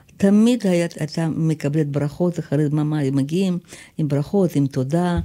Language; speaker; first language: Hebrew; non-native, fluent; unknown